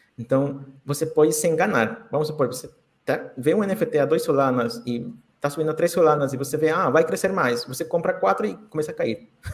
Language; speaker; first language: Portuguese; non-native, fluent; Spanish